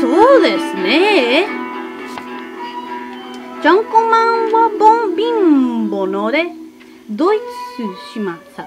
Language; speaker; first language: Japanese; non-native, learner; English